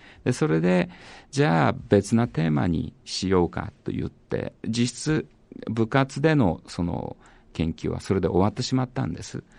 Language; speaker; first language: Japanese; native; Japanese